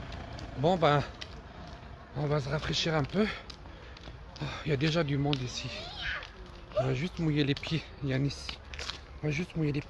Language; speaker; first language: French; native; French